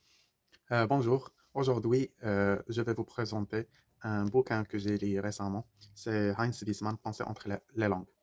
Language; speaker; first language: French; non-native, fluent; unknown